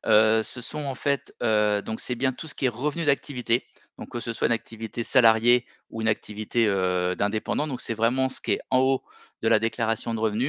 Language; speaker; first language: French; native; French